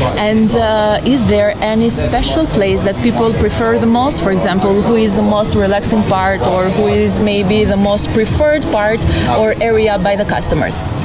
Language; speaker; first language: English; non-native, fluent; Albanian